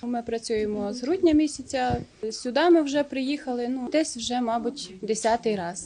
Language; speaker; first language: Ukrainian; native; Ukrainian